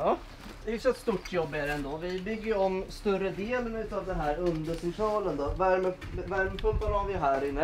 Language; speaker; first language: Swedish; native; Swedish